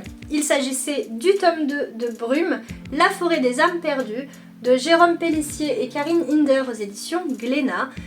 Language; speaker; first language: French; native; French